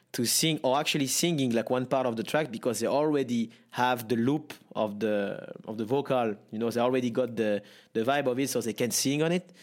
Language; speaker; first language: English; non-native, fluent; French